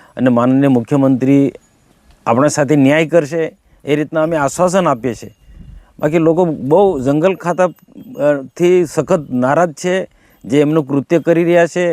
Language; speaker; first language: Gujarati; non-native, local second language; Vasavi